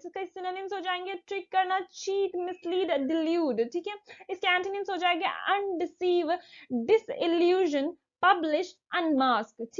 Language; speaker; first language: Hindi; native; Hindi